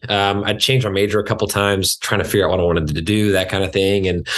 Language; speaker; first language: English; native; English